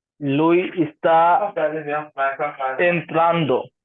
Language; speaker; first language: Italian; non-native, learner; Bangla